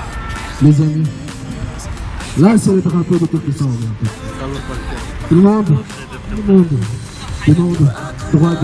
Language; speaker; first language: French; non-native, learner; Uyghur